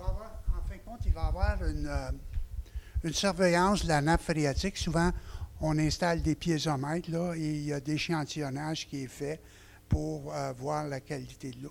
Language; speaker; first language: French; native; French